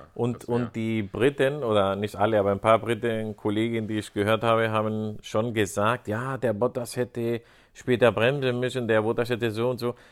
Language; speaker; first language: German; non-native, fluent; Spanish